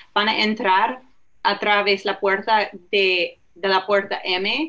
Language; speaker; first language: Spanish; non-native, learner; English